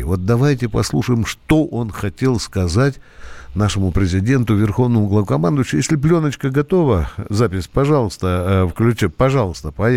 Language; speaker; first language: Russian; native; Russian